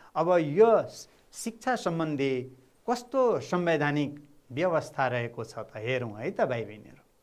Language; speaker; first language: Nepali; non-native, local second language; Bhojpuri